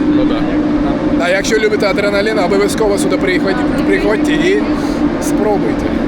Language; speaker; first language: Ukrainian; non-native, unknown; Turkish